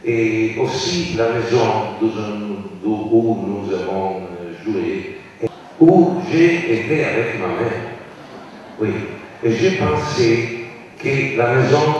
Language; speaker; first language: French; non-native, learner; Italian